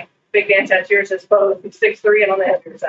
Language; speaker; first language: English; native; English